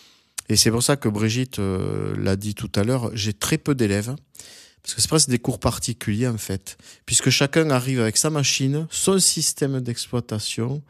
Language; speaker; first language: French; native; French